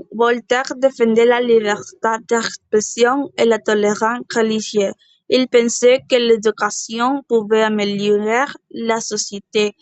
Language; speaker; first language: French; non-native, learner; Spanish